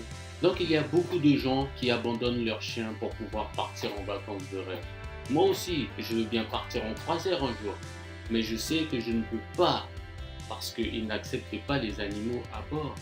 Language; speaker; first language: French; non-native, fluent; Japanese